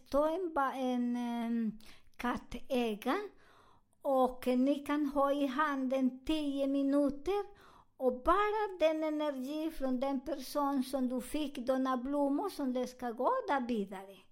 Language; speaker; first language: Swedish; non-native, learner; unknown